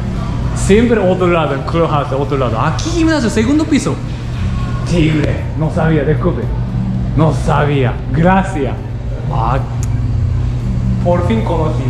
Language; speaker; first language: Spanish; non-native, learner; Japanese